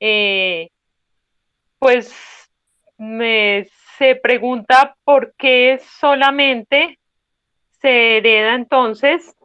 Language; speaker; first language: Spanish; native; Spanish